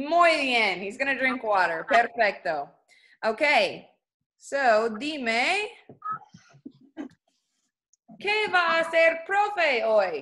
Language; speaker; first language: Spanish; non-native, fluent; English